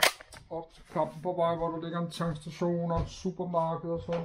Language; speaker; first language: Danish; native; Danish